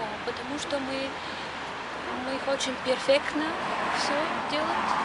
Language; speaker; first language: Russian; non-native, learner; Bulgarian